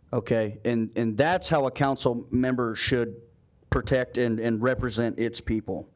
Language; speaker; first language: English; native; English